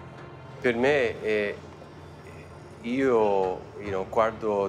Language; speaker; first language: Italian; early bilingual, heritage; Italian